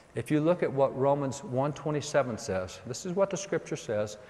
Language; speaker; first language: English; native; English